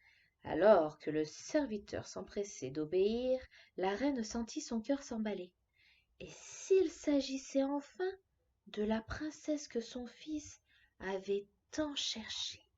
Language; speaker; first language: French; native; French